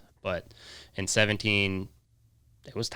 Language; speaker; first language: English; native; English